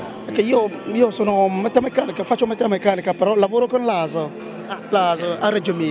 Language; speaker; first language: Italian; non-native, learner; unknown